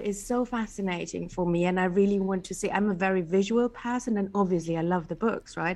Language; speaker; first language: English; non-native, fluent; German